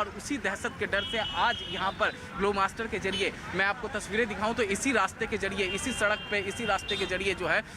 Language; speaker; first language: Hindi; native; Hindi